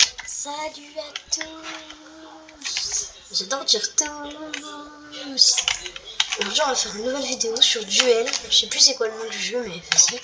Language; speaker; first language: French; native; French